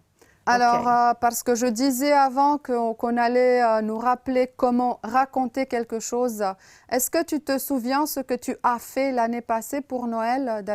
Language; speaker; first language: French; non-native, fluent; Romanian